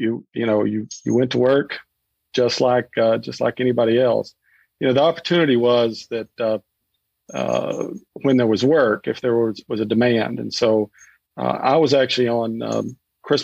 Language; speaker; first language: English; native; English